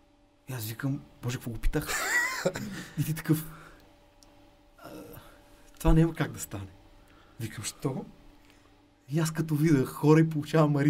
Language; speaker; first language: Bulgarian; native; Bulgarian